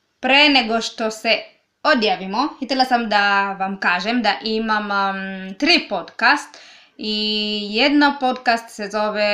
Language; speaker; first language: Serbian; non-native, learner; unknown